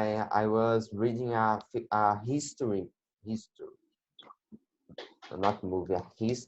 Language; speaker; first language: English; non-native, learner; Portuguese